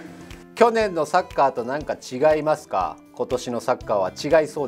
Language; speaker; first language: Japanese; native; Japanese